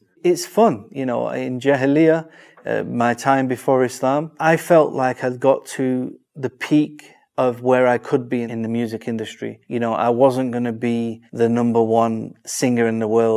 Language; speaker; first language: English; native; English